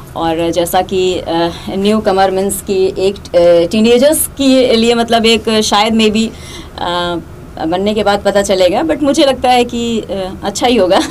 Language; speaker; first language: Hindi; native; Hindi